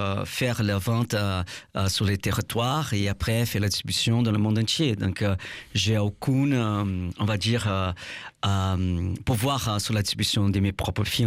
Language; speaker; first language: French; non-native, fluent; Portuguese